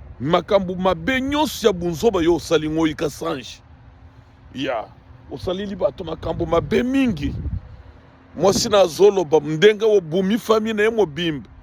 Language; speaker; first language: Lingala; non-native, local second language; Luba-Lulua